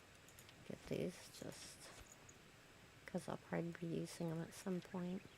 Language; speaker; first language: English; native; English